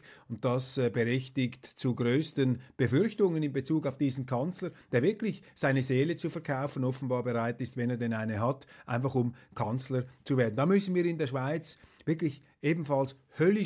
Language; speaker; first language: German; native; German